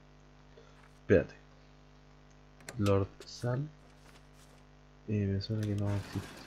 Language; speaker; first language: Spanish; native; Spanish